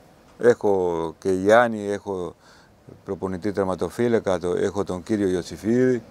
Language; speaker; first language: Greek; non-native, learner; Spanish